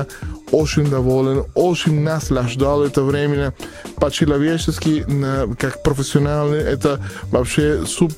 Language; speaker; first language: Russian; non-native, learner; Spanish